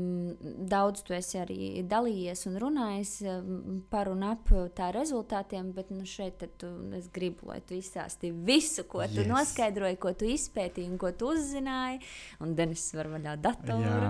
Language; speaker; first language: Latvian; native; Latvian